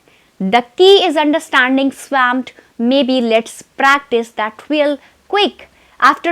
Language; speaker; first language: English; non-native, fluent; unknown